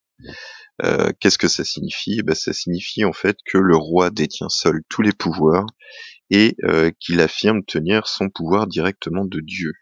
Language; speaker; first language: French; native; French